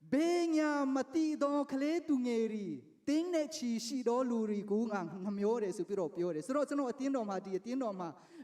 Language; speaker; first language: Burmese; non-native, local second language; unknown